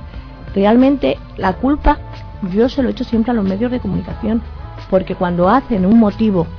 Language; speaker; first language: Spanish; native; Spanish